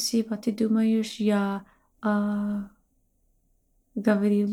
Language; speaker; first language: Russian; non-native, learner; English